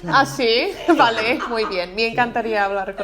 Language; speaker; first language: Spanish; non-native, learner; English